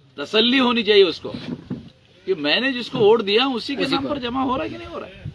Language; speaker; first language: Hindi; non-native, local second language; Marathi